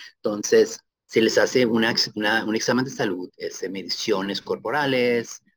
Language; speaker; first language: Spanish; native; Spanish